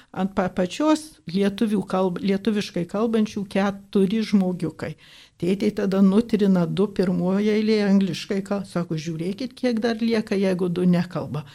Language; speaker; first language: Lithuanian; early bilingual, heritage; Lithuanian